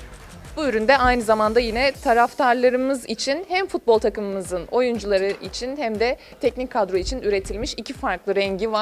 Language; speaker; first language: Turkish; native; Turkish